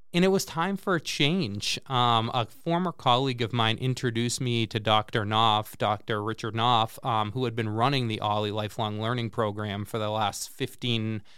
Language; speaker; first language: English; native; English